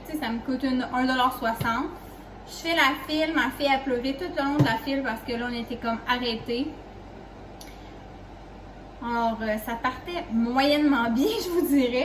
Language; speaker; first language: French; native; French